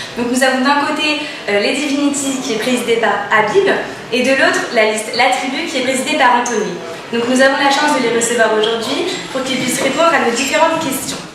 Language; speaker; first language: French; native; French